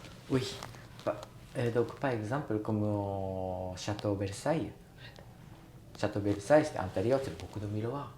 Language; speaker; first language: French; non-native, learner; Japanese